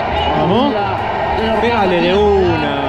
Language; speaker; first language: Spanish; native; Spanish